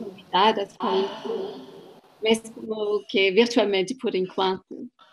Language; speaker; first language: Portuguese; non-native, learner; German